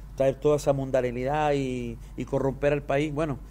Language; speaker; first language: Spanish; native; Spanish